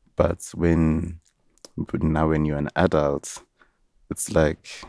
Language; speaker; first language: English; non-native, local second language; Zulu